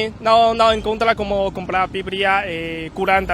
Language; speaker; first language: Portuguese; non-native, learner; Chinese